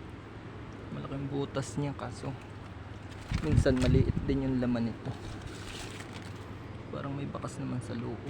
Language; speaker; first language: Filipino; native; Filipino